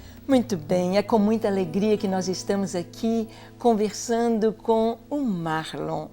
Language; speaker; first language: Portuguese; native; Portuguese